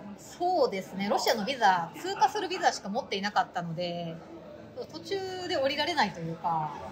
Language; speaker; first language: Japanese; native; Japanese